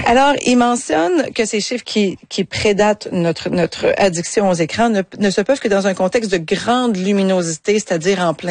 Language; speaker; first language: French; native; French